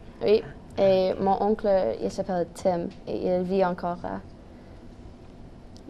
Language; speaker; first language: French; non-native, local second language; English